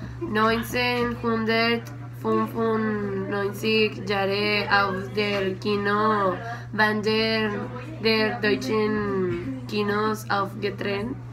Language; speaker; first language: German; non-native, learner; Spanish